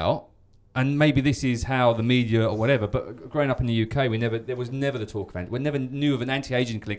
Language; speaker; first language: English; native; English